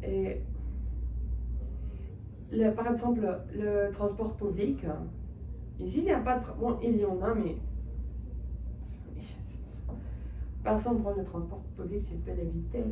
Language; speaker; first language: French; non-native, fluent; Spanish